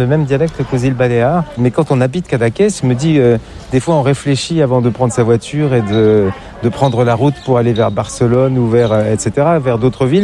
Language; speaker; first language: French; native; French